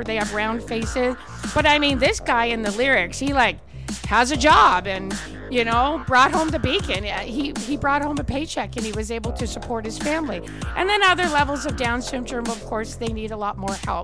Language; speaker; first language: English; native; English